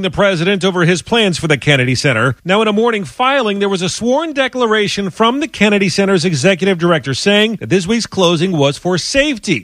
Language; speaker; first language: English; native; English